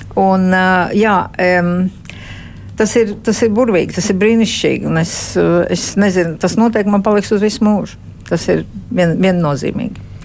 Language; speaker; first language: Latvian; early bilingual, heritage; Latvian